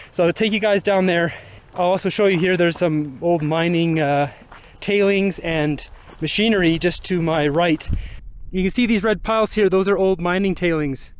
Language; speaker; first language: English; native; English